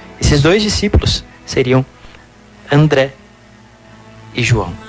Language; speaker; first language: Portuguese; native; Portuguese